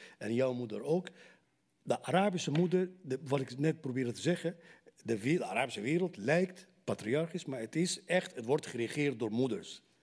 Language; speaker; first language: Dutch; non-native, fluent; Arabic